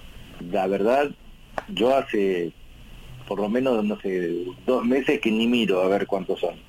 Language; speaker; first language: Spanish; native; Spanish